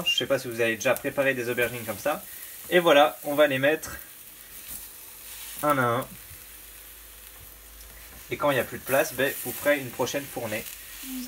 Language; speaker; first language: French; native; French